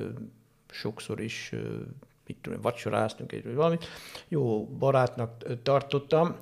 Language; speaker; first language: Hungarian; non-native, fluent; Dutch